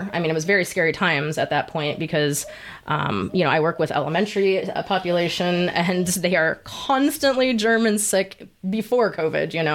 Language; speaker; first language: English; native; English